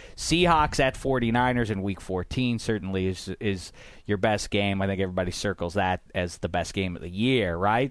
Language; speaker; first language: English; native; English